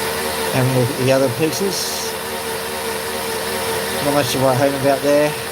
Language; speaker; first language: English; native; English